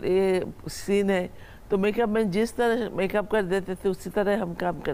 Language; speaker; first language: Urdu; non-native, fluent; Bangla